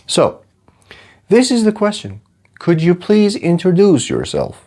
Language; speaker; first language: English; non-native, fluent; Persian